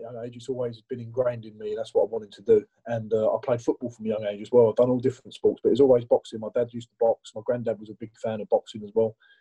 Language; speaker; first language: English; native; English